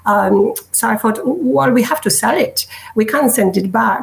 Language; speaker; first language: English; non-native, fluent; Polish